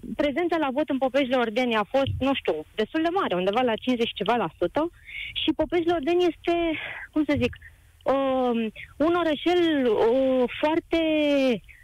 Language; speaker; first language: Romanian; native; Romanian